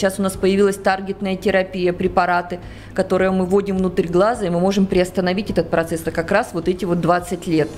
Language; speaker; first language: Russian; native; Russian